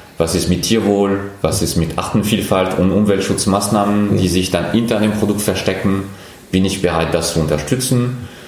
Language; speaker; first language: German; non-native, fluent; French